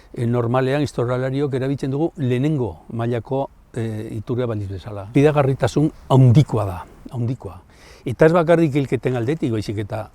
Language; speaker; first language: Basque; non-native, local second language; Spanish